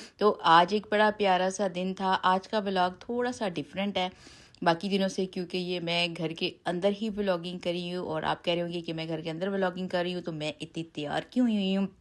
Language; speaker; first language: Urdu; non-native, local second language; Punjabi